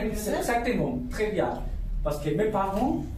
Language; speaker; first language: French; non-native, fluent; Spanish